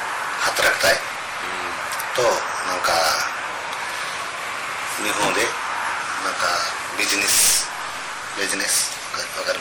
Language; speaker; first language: Japanese; non-native, learner; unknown